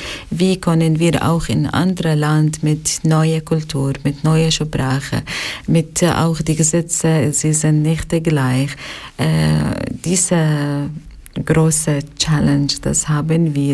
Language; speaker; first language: German; non-native, learner; Arabic